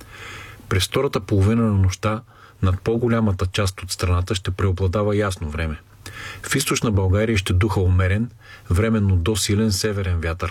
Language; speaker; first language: Bulgarian; native; Bulgarian